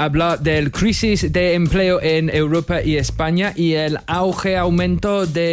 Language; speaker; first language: Spanish; non-native, fluent; English